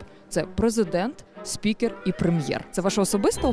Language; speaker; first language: Ukrainian; native; Ukrainian